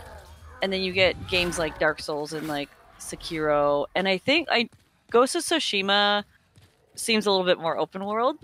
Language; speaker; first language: English; native; English